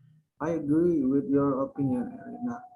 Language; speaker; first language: English; non-native, learner; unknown